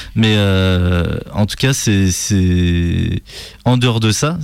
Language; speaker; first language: French; native; French